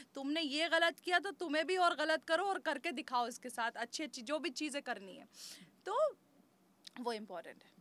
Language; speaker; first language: Hindi; native; Hindi